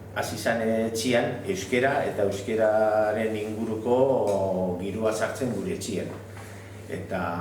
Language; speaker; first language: Basque; non-native, local second language; Spanish